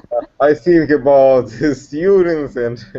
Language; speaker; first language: English; non-native, learner; Russian